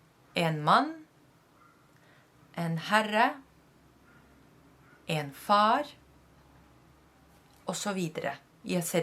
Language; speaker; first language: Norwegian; non-native, fluent; Spanish